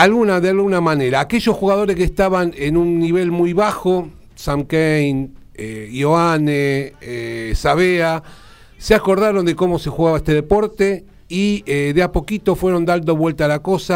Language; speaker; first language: Spanish; native; Spanish